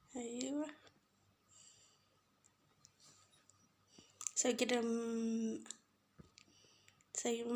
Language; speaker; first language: Arabic; non-native, learner; Bangla